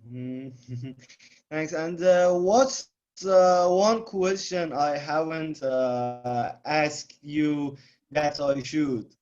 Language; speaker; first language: English; non-native, learner; Persian